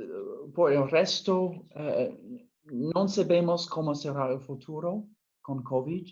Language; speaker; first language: Spanish; non-native, fluent; English